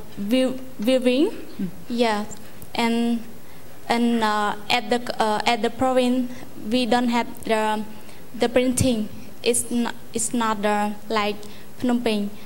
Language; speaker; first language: English; non-native, learner; Khmer